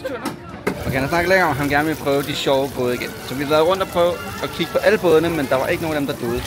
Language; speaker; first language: Danish; native; Danish